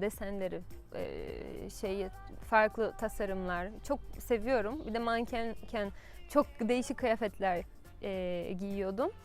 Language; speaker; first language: Turkish; non-native, fluent; Portuguese